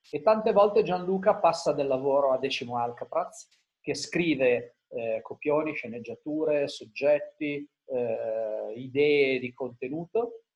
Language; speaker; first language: Italian; early bilingual, heritage; Italian